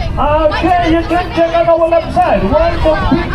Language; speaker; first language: English; non-native, learner; Indonesian